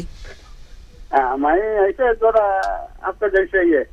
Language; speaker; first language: Hindi; non-native, local second language; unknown